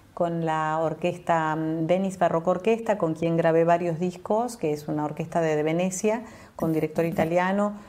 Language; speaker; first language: Spanish; native; Spanish